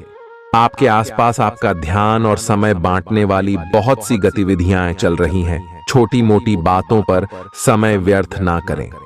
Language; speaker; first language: Hindi; native; Hindi